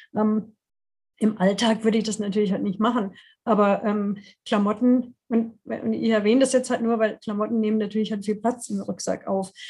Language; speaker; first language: German; non-native, fluent; English